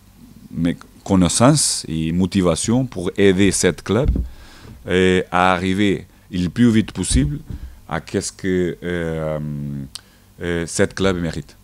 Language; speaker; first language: French; non-native, learner; Portuguese